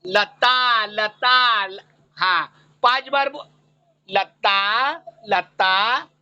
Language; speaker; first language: Hindi; non-native, local second language; Marathi